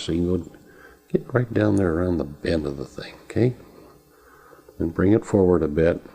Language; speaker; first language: English; native; English